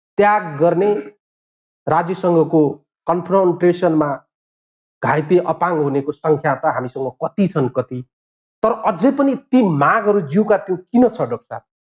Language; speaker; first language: Nepali; non-native, local second language; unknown